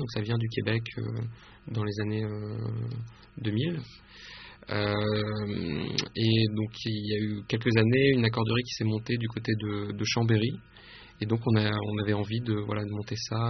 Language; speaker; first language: French; native; French